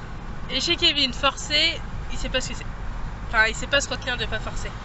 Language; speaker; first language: French; native; French